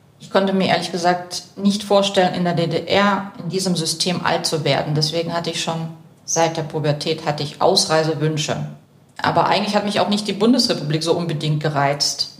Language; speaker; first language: German; early bilingual, other home language; Russian